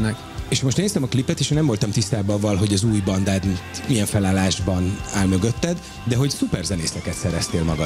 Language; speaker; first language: Hungarian; native; Hungarian